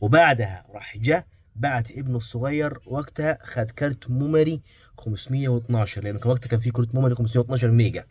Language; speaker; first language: Arabic; native; Arabic